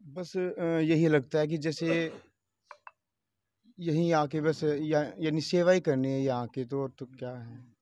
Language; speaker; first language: Hindi; native; Hindi